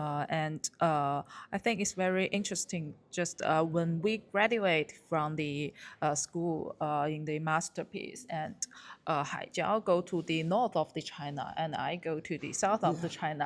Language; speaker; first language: English; non-native, learner; Chinese